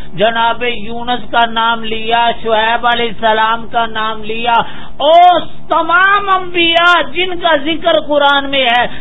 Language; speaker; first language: Urdu; non-native, local second language; Dogri